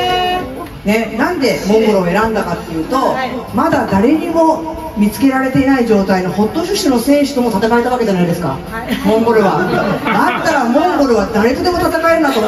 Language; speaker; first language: Japanese; native; Japanese